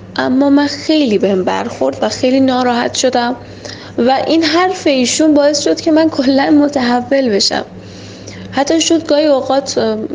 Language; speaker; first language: Persian; native; Persian